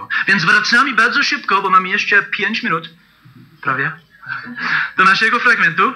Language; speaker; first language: Polish; non-native, learner; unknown